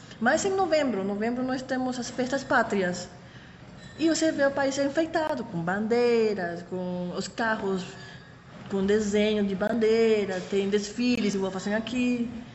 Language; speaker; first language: Portuguese; non-native, fluent; Spanish